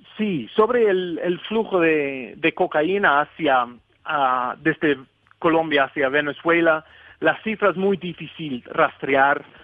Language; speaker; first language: Spanish; non-native, fluent; English